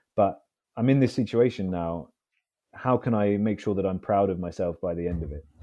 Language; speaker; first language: English; native; English